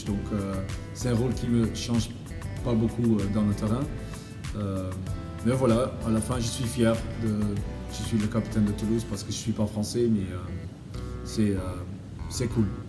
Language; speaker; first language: French; non-native, learner; Dutch